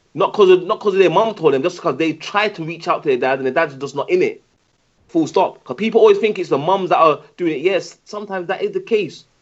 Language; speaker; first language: English; native; English